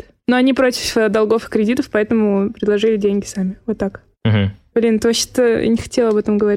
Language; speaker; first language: Russian; native; Russian